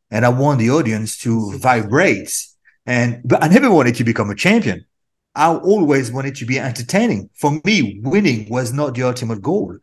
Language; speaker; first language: English; non-native, fluent; French